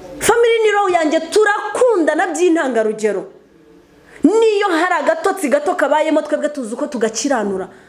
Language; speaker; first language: Kinyarwanda; early bilingual, heritage; Kinyarwanda